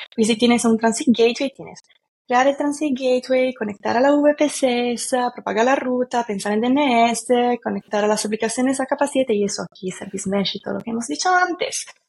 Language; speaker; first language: Spanish; non-native, fluent; Italian